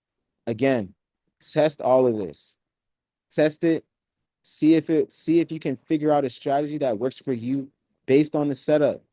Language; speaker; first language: English; native; English